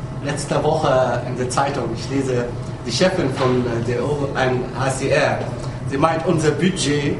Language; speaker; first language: German; non-native, fluent; Arabic